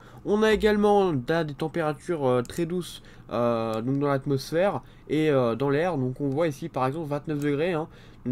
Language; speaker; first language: French; native; French